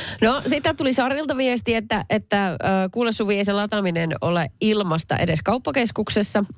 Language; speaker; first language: Finnish; native; Finnish